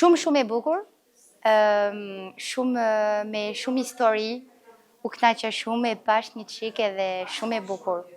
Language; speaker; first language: Albanian; early bilingual, heritage; Albanian